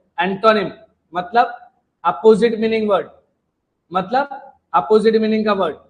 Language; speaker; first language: Hindi; non-native, local second language; Marathi